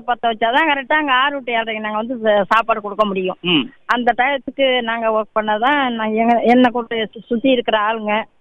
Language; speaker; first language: Tamil; native; Tamil